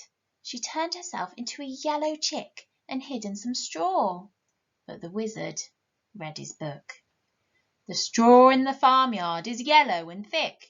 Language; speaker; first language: English; native; English